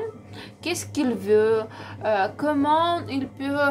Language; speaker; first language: French; non-native, learner; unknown